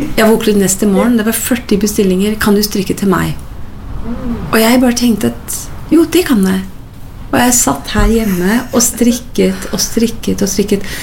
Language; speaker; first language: Norwegian; non-native, fluent; English